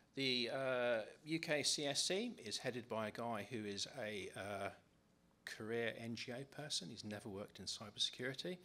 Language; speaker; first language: English; native; English